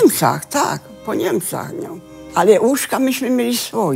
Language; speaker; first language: Polish; early bilingual, heritage; Polish